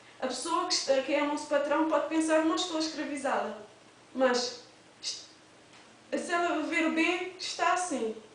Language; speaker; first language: Portuguese; non-native, local second language; Kabuverdianu